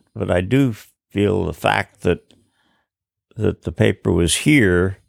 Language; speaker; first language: English; native; English